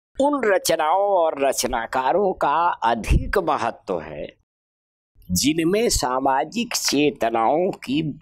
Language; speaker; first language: Hindi; native; Hindi